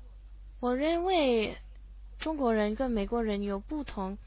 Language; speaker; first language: Chinese; non-native, learner; English